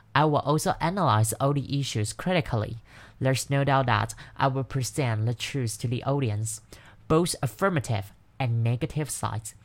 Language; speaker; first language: English; non-native, fluent; Chinese